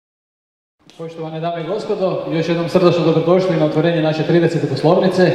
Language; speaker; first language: Croatian; native; Croatian